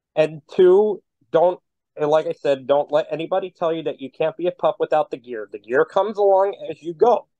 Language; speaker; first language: English; native; English